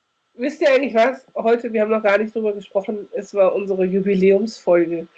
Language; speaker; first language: German; native; German